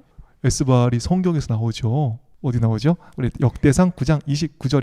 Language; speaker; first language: Korean; native; Korean